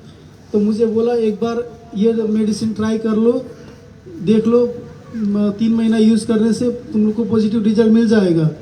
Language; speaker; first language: Hindi; non-native, local second language; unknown